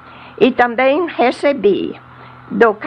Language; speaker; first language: Portuguese; non-native, fluent; English